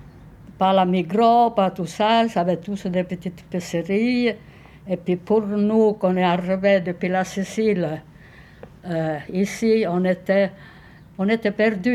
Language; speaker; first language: French; non-native, fluent; Sicilian